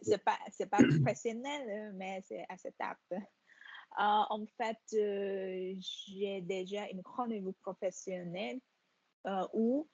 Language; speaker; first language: French; non-native, fluent; Vietnamese